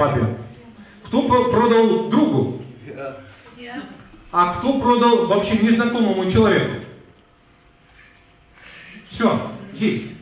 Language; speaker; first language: Russian; non-native, fluent; Lithuanian